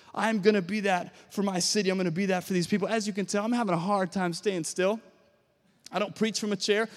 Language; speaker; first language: English; native; English